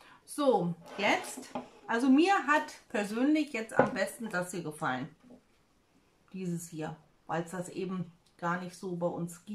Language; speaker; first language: German; native; German